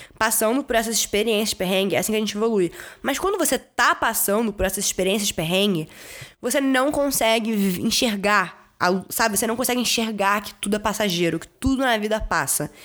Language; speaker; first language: Portuguese; early bilingual, heritage; Portuguese